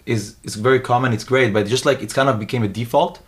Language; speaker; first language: English; early bilingual, other home language; Hebrew